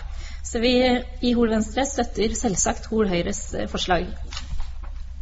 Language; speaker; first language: Norwegian; native; Norwegian